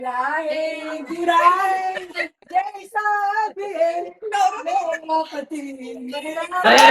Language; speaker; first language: Hindi; non-native, local second language; Marathi